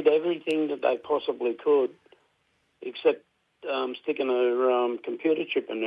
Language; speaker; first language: English; native; English